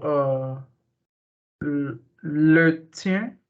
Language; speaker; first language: French; non-native, learner; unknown